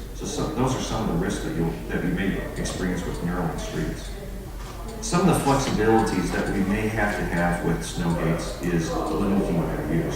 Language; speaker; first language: English; native; English